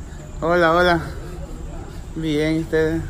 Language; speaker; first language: Spanish; native; Spanish